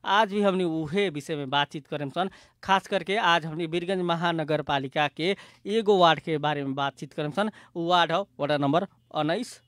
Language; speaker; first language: Bhojpuri; native; Bhojpuri